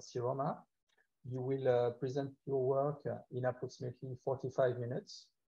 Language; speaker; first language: English; non-native, fluent; French